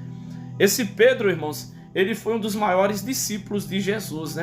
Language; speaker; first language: Portuguese; native; Portuguese